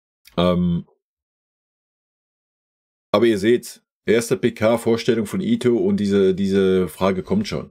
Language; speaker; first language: German; native; German